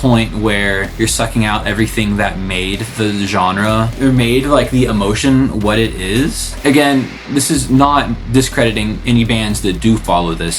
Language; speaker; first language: English; native; English